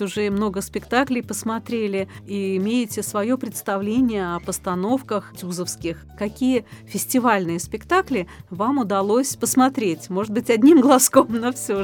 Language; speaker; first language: Russian; native; Russian